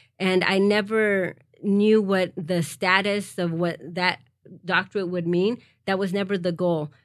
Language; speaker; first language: English; early bilingual, other home language; Spanish